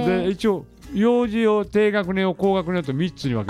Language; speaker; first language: Japanese; native; Japanese